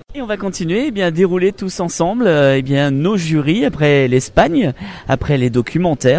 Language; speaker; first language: French; native; French